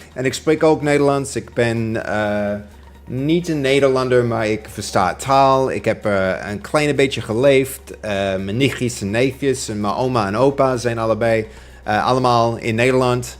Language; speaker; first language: Dutch; early bilingual, other home language; English